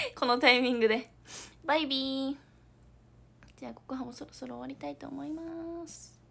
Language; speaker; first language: Japanese; native; Japanese